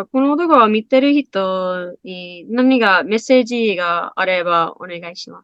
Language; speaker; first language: Japanese; non-native, learner; English